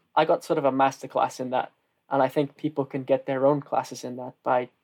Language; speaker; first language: English; native; English